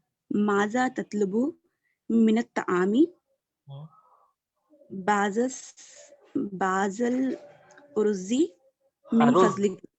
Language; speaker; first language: Arabic; non-native, learner; Urdu